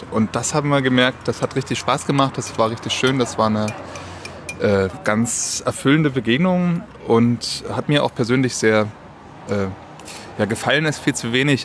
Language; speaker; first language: German; native; German